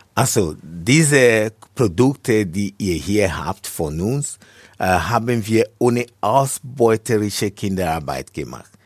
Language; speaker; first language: German; non-native, fluent; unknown